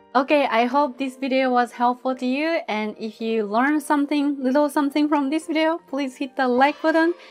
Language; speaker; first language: English; non-native, fluent; Japanese